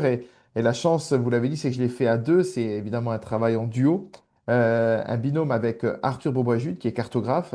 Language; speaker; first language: French; native; French